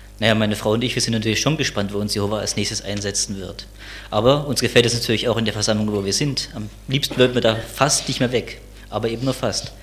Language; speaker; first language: German; native; German